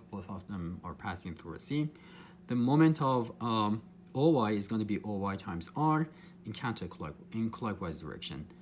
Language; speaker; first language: English; non-native, fluent; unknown